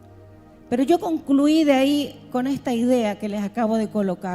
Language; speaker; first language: Spanish; native; Spanish